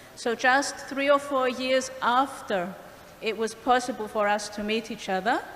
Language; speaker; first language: English; non-native, fluent; Greek